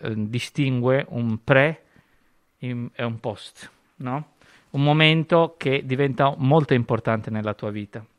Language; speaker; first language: Italian; non-native, fluent; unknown